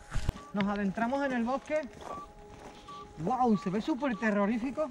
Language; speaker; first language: Spanish; native; Spanish